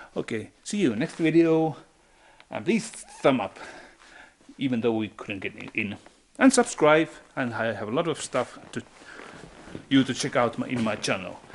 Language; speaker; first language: English; non-native, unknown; Finnish